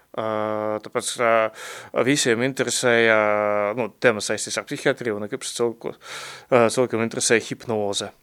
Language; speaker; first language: Latvian; non-native, local second language; Russian